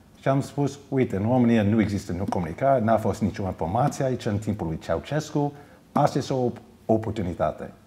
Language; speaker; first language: Romanian; early bilingual, heritage; Romanian